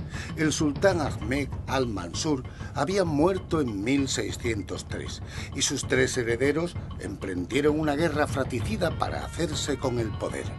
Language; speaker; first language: Spanish; native; Spanish